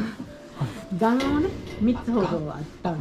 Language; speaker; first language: Japanese; native; Japanese